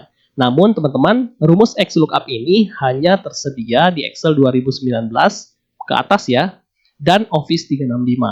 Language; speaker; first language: Indonesian; native; Indonesian